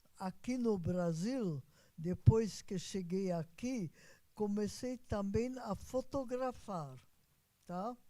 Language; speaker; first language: Portuguese; non-native, fluent; Hungarian